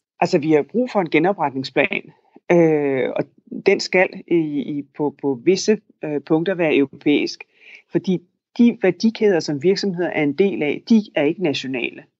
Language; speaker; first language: Danish; native; Danish